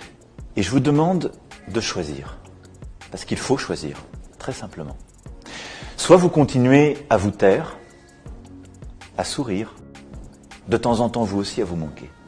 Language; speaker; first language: French; native; French